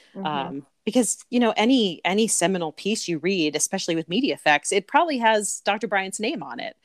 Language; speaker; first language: English; native; English